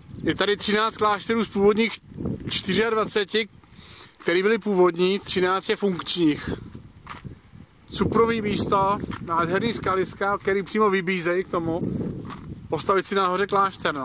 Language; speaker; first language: Czech; native; Czech